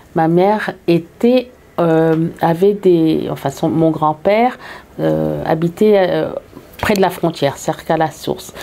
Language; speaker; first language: French; early bilingual, heritage; French